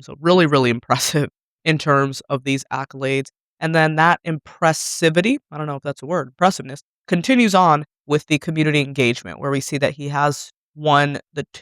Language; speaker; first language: English; native; English